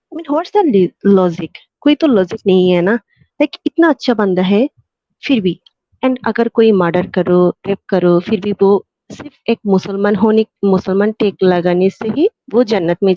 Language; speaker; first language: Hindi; non-native, fluent; Bangla